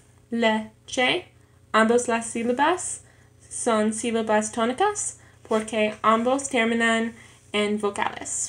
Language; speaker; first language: Spanish; non-native, learner; English